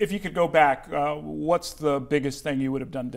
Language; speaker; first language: English; native; English